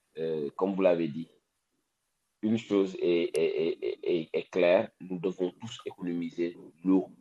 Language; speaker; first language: French; non-native, local second language; Wolof